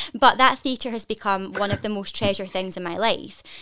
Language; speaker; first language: English; native; English